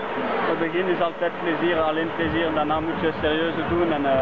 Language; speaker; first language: Dutch; non-native, learner; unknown